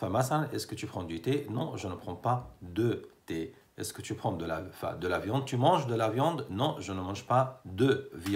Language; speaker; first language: French; non-native, fluent; Arabic